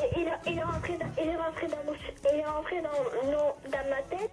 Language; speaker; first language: French; early bilingual, other home language; Turkish